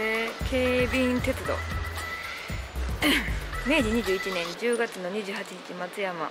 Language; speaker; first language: Japanese; native; Japanese